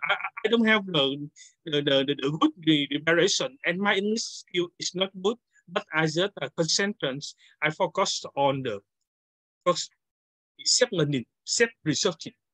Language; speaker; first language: English; non-native, learner; Vietnamese